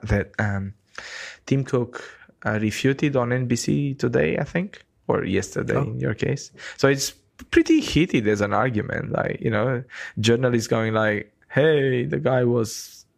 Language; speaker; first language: English; non-native, fluent; Romanian